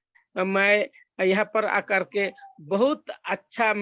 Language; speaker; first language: Hindi; non-native, local second language; Bangla